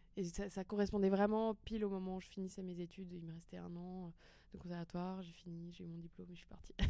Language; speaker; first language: French; early bilingual, other home language; Portuguese